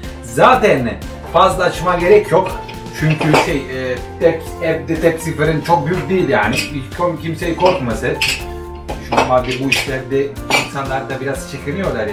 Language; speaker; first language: Turkish; non-native, fluent; Italian